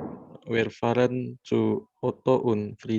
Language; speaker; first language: German; non-native, learner; Indonesian